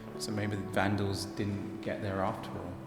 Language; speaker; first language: English; native; English